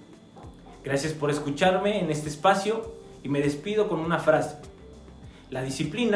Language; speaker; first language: Spanish; native; Spanish